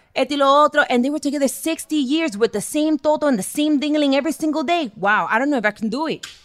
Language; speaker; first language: English; early bilingual, other home language; Spanish